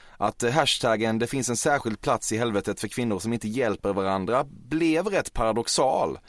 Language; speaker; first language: Swedish; native; Swedish